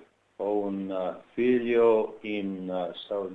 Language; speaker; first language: Italian; non-native, learner; English